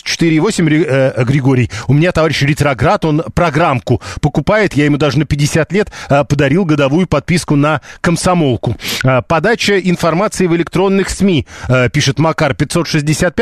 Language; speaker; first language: Russian; native; Russian